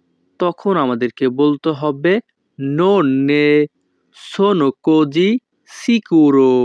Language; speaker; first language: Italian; non-native, fluent; Bangla